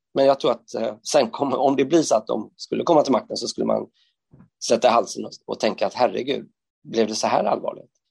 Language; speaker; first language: Swedish; native; Swedish